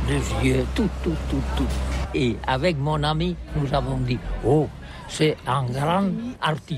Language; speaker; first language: French; non-native, learner; Catalan